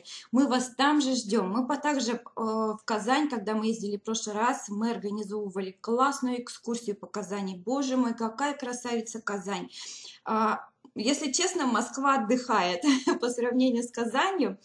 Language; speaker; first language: Russian; native; Russian